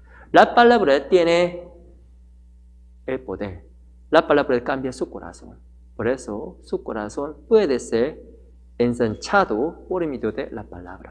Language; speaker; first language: Spanish; non-native, learner; Korean